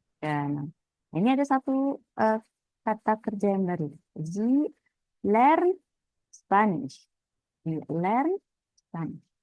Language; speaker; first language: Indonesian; native; Indonesian